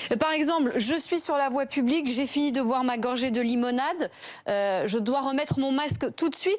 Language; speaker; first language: French; native; French